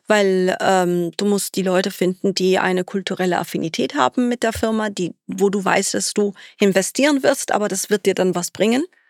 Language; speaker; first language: German; non-native, fluent; Italian